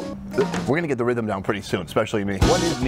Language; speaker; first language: English; native; English